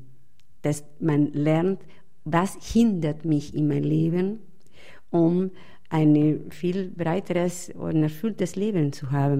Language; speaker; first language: German; non-native, fluent; Spanish